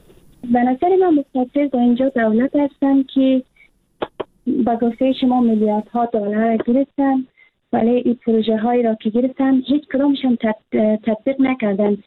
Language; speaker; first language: Persian; native; Persian